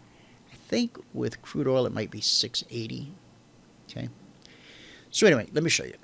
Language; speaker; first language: English; native; English